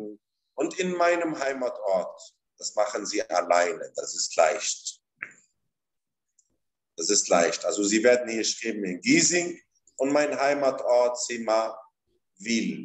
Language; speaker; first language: German; non-native, fluent; Arabic